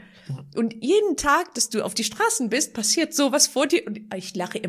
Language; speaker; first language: German; non-native, fluent; Persian